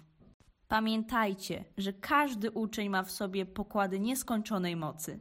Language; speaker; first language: Polish; native; Polish